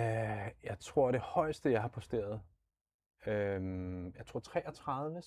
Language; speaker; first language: Danish; native; Danish